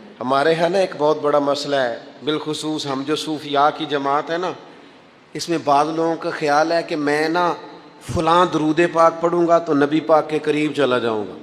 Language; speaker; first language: Urdu; non-native, local second language; Punjabi